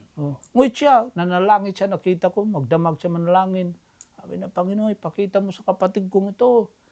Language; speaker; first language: Filipino; non-native, local second language; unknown